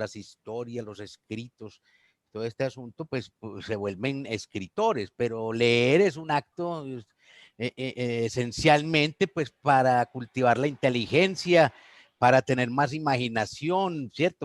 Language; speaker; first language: Spanish; native; Spanish